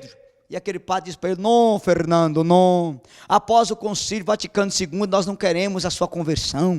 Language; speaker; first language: Portuguese; native; Portuguese